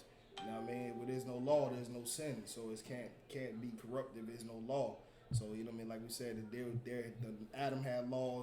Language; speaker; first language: English; native; English